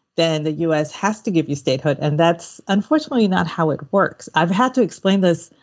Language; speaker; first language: English; early bilingual, other home language; Spanish